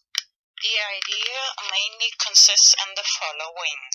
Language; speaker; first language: English; non-native, learner; German